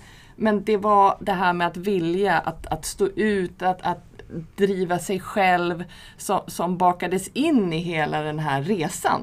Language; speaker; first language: Swedish; native; Swedish